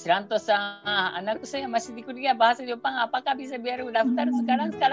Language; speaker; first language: Indonesian; non-native, learner; Japanese